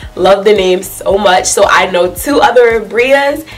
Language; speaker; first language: English; native; English